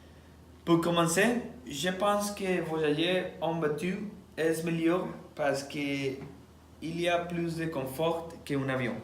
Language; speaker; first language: French; non-native, learner; Spanish